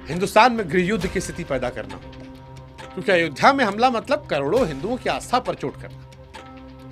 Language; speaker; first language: Hindi; native; Hindi